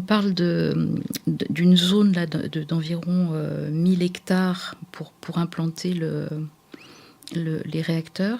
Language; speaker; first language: French; native; French